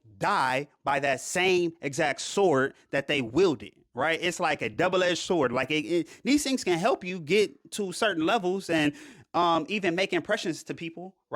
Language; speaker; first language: English; native; English